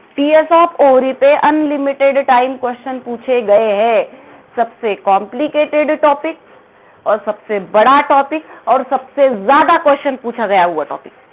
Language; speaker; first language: Hindi; non-native, local second language; Marathi